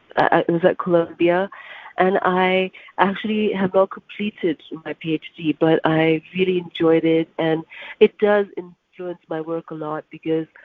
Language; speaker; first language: English; non-native, local second language; Urdu